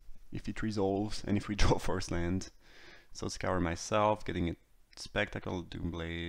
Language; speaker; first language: English; non-native, fluent; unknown